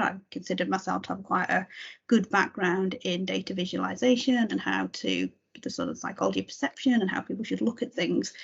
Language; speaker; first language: English; native; English